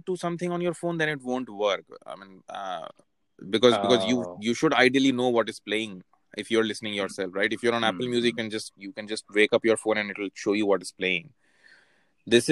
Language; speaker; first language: English; non-native, local second language; Hindi